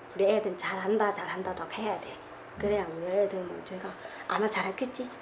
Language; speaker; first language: Korean; non-native, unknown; Vietnamese